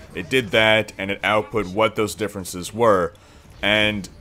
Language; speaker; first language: English; native; English